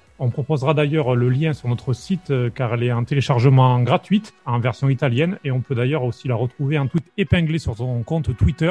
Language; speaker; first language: French; native; French